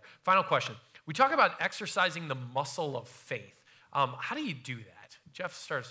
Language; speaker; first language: English; native; English